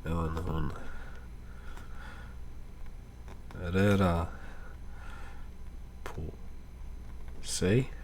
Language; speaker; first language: Swedish; non-native, learner; Dutch